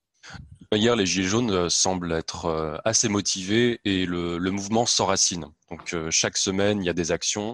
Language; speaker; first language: French; native; French